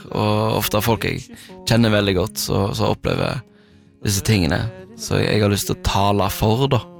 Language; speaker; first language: Norwegian; native; Norwegian